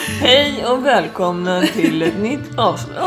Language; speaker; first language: Swedish; native; Swedish